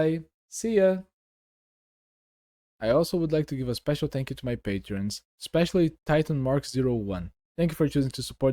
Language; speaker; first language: English; non-native, fluent; Portuguese